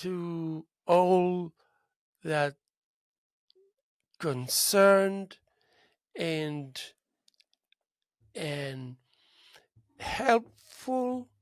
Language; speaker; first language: English; non-native, fluent; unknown